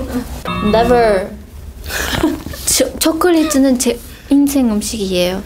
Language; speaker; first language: Korean; non-native, learner; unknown